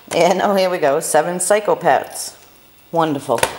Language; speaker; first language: English; native; English